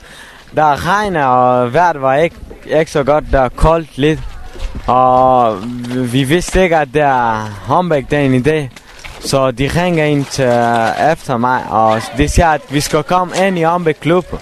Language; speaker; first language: Danish; non-native, learner; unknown